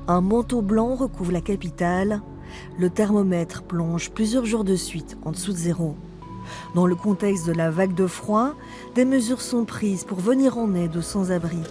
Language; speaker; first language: French; native; French